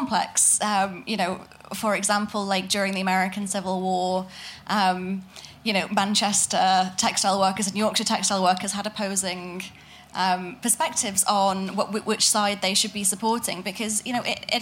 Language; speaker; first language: English; native; English